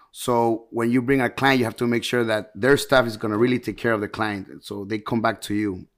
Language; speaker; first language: English; early bilingual, heritage; Spanish